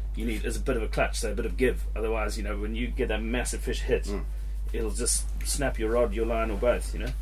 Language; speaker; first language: English; native; English